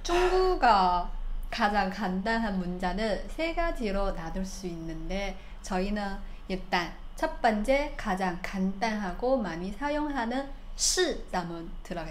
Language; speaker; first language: Korean; non-native, fluent; Chinese